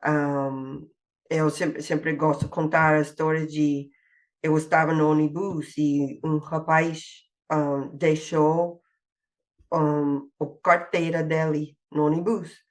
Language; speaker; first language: Portuguese; non-native, fluent; English